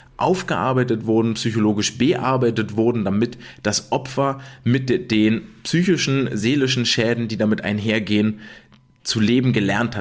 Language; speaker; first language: German; native; German